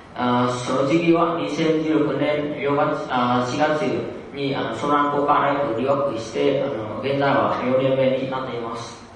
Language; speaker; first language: Japanese; non-native, learner; Vietnamese